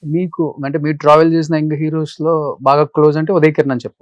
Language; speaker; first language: Telugu; native; Telugu